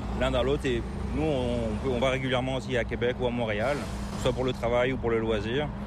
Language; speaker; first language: French; native; French